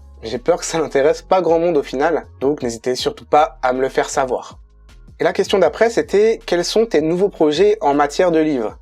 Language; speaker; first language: French; native; French